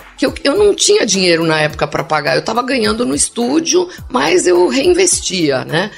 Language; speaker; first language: Portuguese; non-native, local second language; English